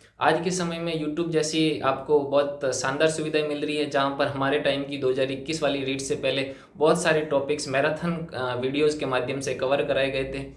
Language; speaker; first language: Hindi; native; Hindi